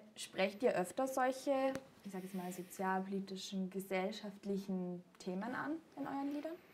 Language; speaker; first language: German; native; German